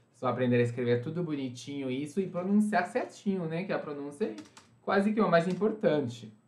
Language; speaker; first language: Portuguese; non-native, fluent; French